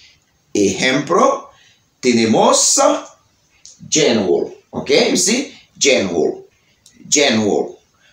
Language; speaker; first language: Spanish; non-native, learner; Haitian Creole